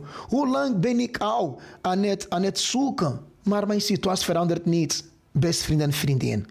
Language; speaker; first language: Dutch; non-native, fluent; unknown